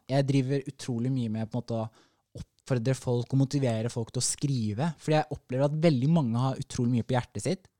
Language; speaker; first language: Norwegian; early bilingual, other home language; Somali